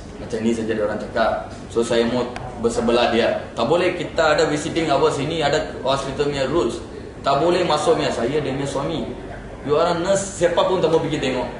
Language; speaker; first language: Malay; non-native, local second language; Tamil